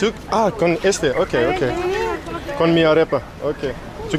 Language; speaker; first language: Spanish; non-native, learner; English